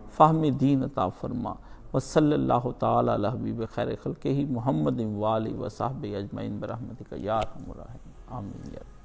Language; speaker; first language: Urdu; non-native, local second language; Punjabi